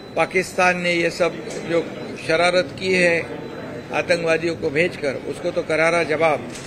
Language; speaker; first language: Hindi; non-native, local second language; Marathi